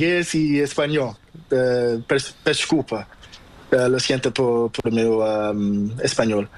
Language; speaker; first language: Spanish; non-native, learner; Portuguese